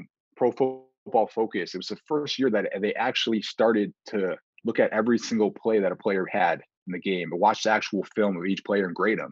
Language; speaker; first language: English; native; English